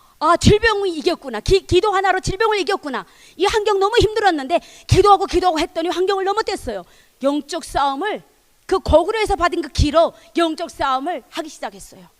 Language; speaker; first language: Korean; native; Korean